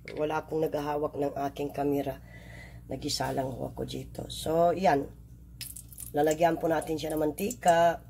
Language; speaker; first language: Filipino; non-native, local second language; Maguindanaon